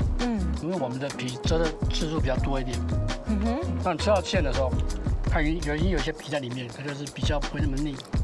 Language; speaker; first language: Chinese; native; Chinese